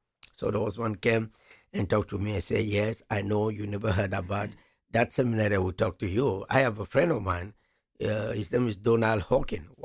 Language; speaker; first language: English; non-native, local second language; French